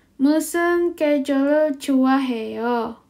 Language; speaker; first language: Korean; non-native, fluent; Indonesian